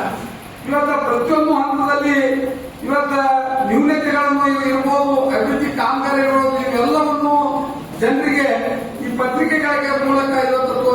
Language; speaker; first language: Kannada; native; Kannada